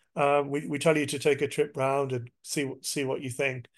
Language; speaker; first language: English; native; English